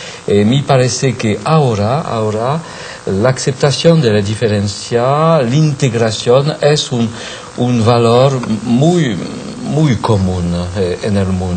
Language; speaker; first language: Spanish; non-native, fluent; French